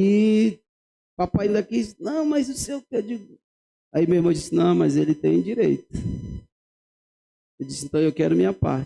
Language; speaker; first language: Portuguese; native; Portuguese